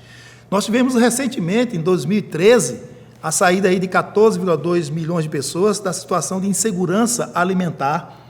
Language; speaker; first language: Portuguese; native; Portuguese